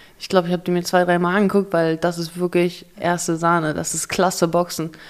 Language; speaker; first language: German; early bilingual, other home language; Russian